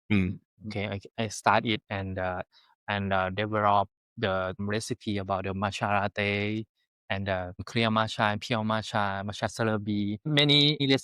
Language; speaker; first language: English; non-native, learner; Thai